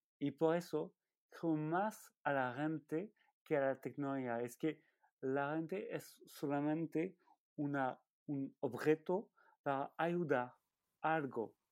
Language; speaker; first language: Spanish; non-native, learner; French